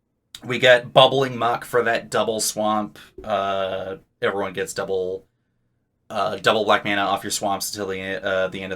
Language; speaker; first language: English; native; English